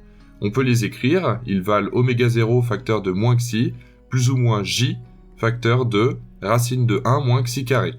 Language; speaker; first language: French; native; French